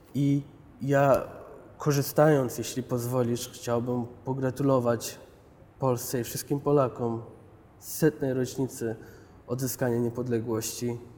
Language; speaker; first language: Polish; early bilingual, other home language; Chechen